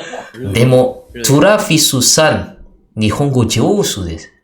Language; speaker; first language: Japanese; non-native, learner; Indonesian